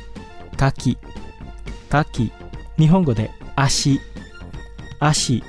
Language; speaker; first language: Japanese; non-native, fluent; Indonesian